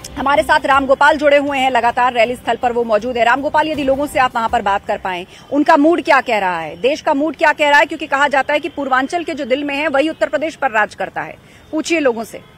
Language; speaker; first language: Hindi; native; Hindi